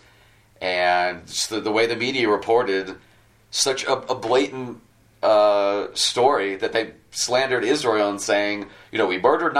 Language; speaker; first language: English; native; English